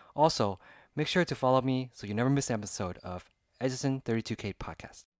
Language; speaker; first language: English; native; English